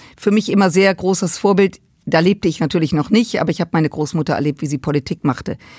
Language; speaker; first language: German; native; German